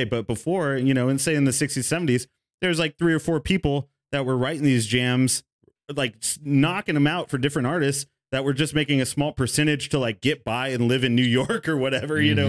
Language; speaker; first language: English; native; English